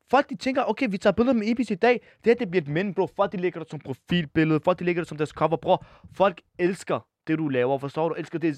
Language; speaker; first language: Danish; early bilingual, other home language; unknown